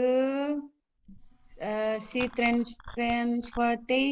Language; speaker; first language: English; non-native, learner; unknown